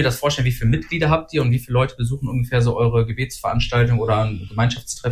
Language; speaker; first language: German; native; German